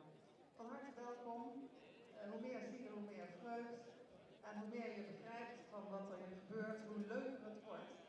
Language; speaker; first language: Dutch; native; Dutch